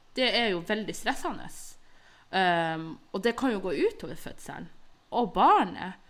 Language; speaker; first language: Norwegian; early bilingual, other home language; Somali